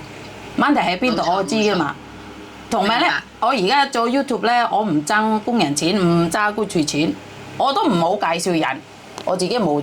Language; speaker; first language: Cantonese; non-native, fluent; Javanese